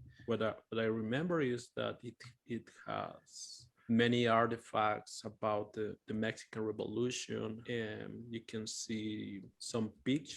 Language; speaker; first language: English; non-native, fluent; Spanish